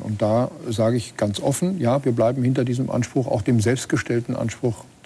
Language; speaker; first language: German; native; German